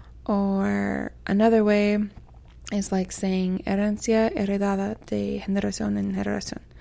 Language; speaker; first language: Spanish; non-native, fluent; English